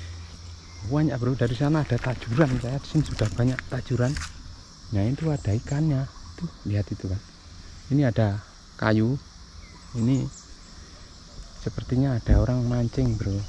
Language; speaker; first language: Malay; non-native, local second language; Javanese